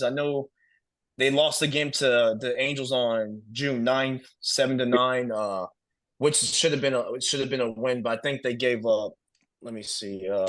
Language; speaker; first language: English; native; English